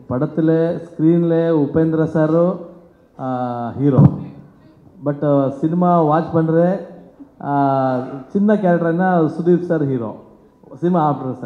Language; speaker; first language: Tamil; non-native, learner; Kannada